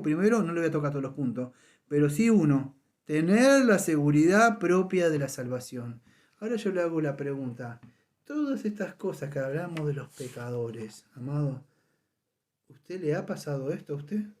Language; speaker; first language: Spanish; native; Spanish